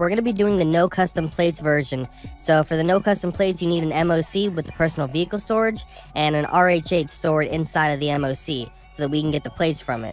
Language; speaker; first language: English; native; English